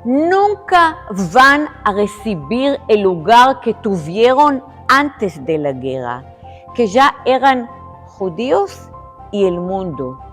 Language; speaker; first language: Spanish; non-native, fluent; Hebrew